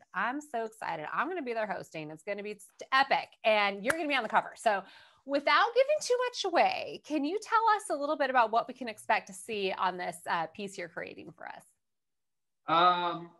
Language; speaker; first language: English; native; English